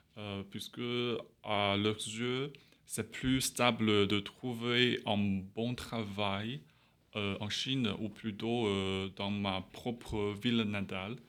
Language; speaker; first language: French; non-native, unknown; Chinese